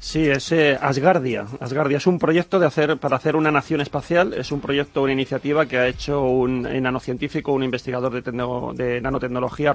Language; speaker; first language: Spanish; native; Spanish